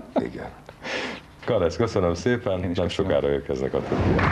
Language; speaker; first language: Hungarian; native; Hungarian